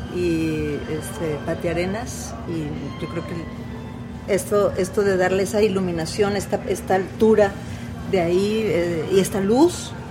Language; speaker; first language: Spanish; native; Spanish